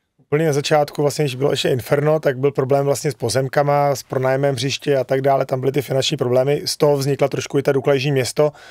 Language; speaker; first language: Czech; native; Czech